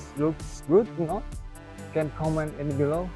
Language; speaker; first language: English; non-native, learner; Indonesian